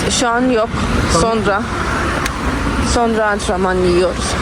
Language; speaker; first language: Turkish; non-native, learner; Persian